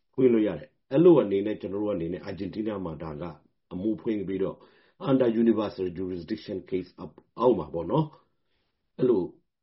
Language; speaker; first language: Burmese; non-native, local second language; Rohingya